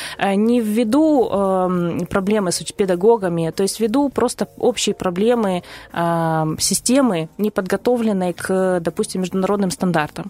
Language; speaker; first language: Russian; native; Russian